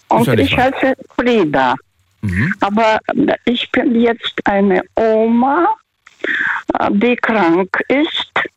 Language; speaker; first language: German; non-native, learner; Russian